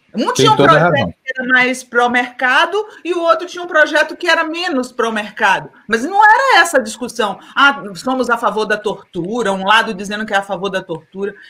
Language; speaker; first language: Portuguese; native; Portuguese